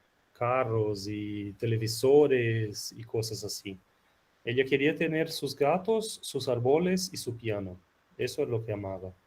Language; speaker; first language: Spanish; non-native, fluent; Portuguese